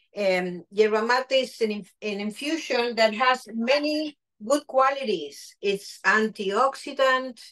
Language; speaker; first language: English; non-native, fluent; Spanish